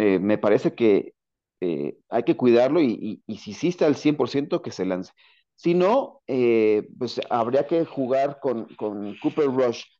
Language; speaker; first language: Spanish; native; Spanish